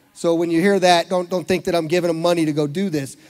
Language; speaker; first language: English; native; English